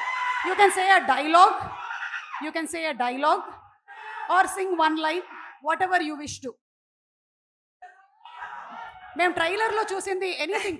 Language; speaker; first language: Telugu; native; Telugu